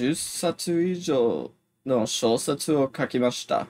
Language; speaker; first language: Japanese; non-native, learner; English